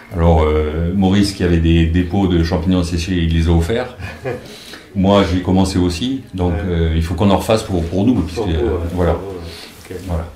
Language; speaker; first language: French; native; French